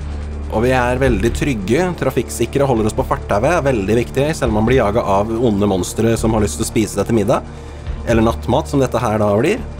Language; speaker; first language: Norwegian; native; Norwegian